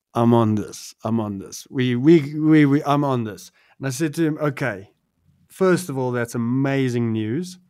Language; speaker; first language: English; non-native, local second language; Afrikaans